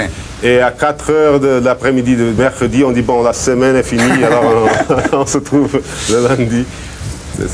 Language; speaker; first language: French; non-native, fluent; Portuguese